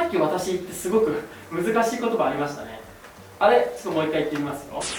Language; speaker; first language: Japanese; native; Japanese